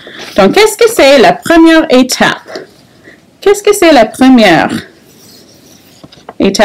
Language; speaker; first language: French; non-native, fluent; English